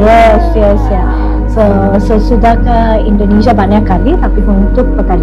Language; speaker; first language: Indonesian; non-native, learner; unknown